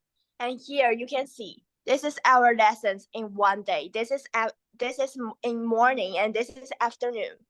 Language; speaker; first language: English; non-native, learner; Chinese